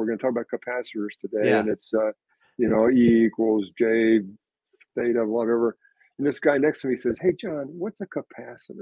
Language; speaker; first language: English; native; English